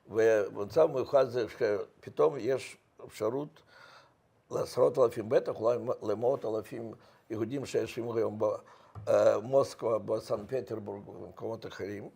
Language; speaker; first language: Hebrew; non-native, fluent; Russian